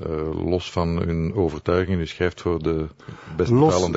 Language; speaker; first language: Dutch; native; Dutch